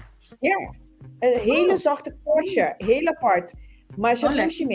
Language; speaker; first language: Dutch; non-native, local second language; Papiamento